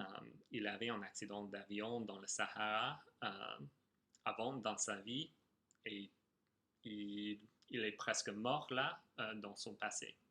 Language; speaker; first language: French; non-native, fluent; English